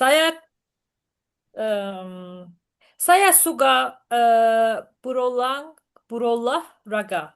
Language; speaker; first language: Indonesian; non-native, learner; Turkish